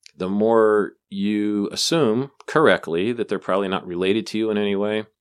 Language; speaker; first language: English; native; English